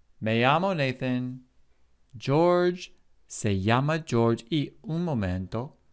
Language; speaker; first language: Spanish; non-native, fluent; English